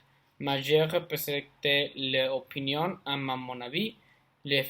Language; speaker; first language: French; non-native, learner; Spanish